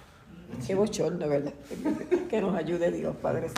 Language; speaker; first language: Spanish; native; Spanish